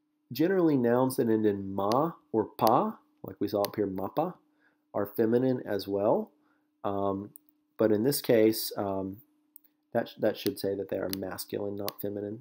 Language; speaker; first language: English; native; English